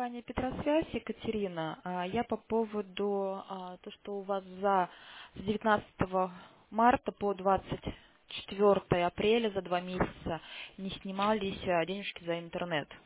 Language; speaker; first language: Russian; native; Russian